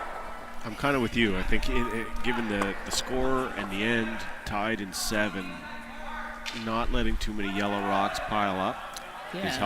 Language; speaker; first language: English; native; English